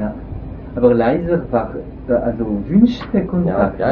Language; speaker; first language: German; non-native, local second language; French